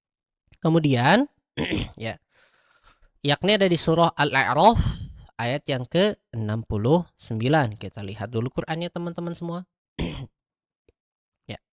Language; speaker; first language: Indonesian; native; Indonesian